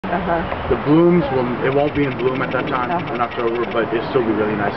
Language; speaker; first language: English; native; English